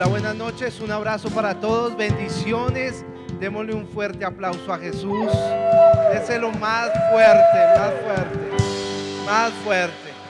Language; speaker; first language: Spanish; native; Spanish